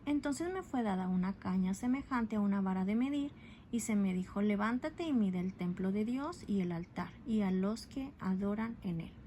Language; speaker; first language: Spanish; native; Spanish